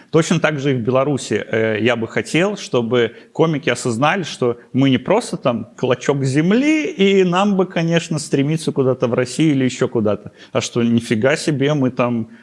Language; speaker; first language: Russian; native; Russian